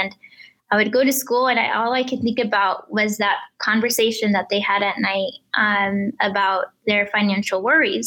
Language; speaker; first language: English; early bilingual, other home language; Spanish